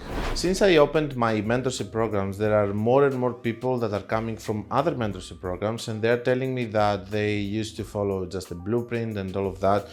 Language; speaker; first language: English; non-native, fluent; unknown